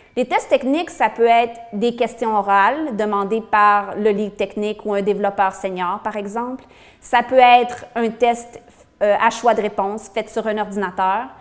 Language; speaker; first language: French; native; French